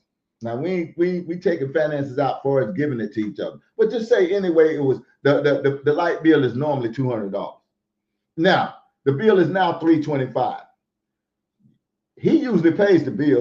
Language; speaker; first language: English; native; English